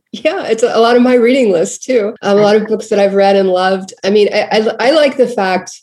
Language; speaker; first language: English; native; English